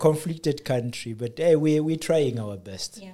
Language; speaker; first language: English; non-native, local second language; Bemba